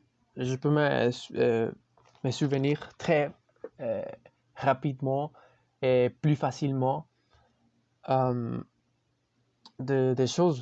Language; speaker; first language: French; non-native, learner; Spanish